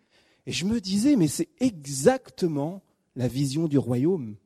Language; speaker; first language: French; native; French